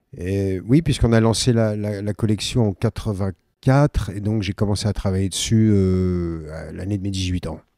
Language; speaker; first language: French; native; French